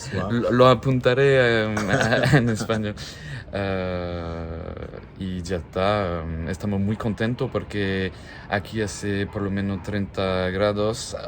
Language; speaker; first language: Spanish; non-native, learner; French